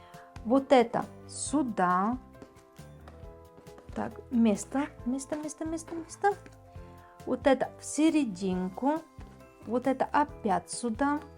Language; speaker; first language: Russian; non-native, fluent; Bulgarian